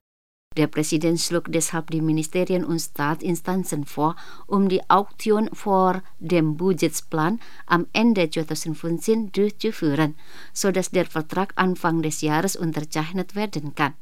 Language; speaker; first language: German; non-native, fluent; Indonesian